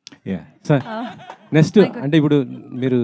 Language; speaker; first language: Telugu; native; Telugu